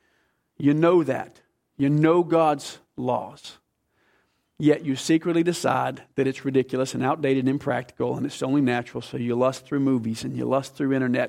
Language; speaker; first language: English; native; English